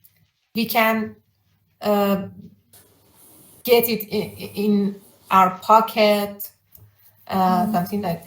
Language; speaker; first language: English; non-native, learner; Persian